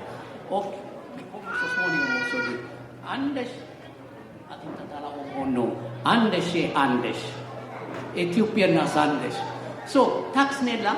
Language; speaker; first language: Swedish; non-native, fluent; Amharic